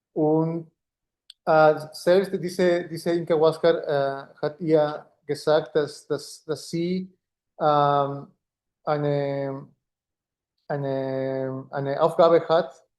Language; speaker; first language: German; non-native, fluent; Spanish